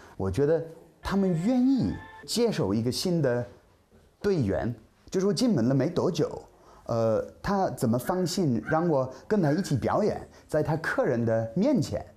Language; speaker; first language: Chinese; non-native, fluent; English